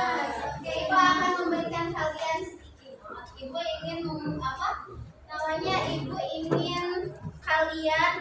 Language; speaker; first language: Indonesian; native; Indonesian